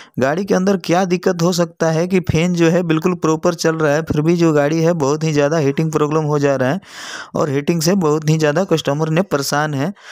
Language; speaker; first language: Hindi; native; Hindi